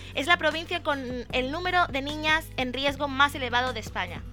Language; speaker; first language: Spanish; early bilingual, other home language; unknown